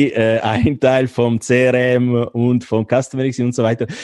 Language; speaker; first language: German; non-native, fluent; Italian